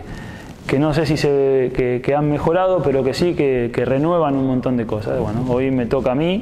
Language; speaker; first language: Spanish; native; Spanish